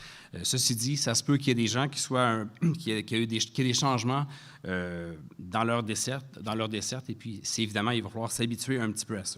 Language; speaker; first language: French; native; French